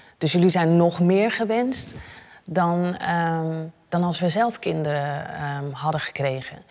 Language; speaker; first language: Dutch; native; Dutch